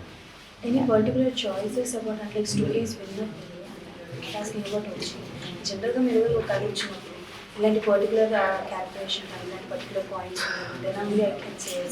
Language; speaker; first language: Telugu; native; Telugu